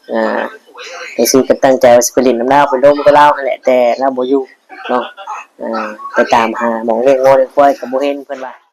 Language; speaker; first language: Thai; non-native, local second language; Lao